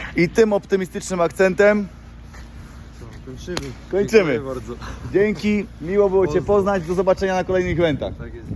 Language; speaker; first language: Polish; native; Polish